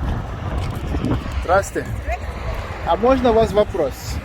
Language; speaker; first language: Russian; non-native, learner; English